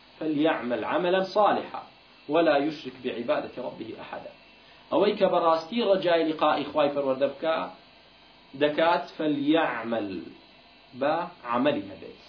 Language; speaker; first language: Central Kurdish; non-native, local second language; Kurdish